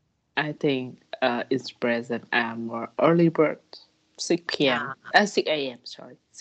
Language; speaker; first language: English; non-native, learner; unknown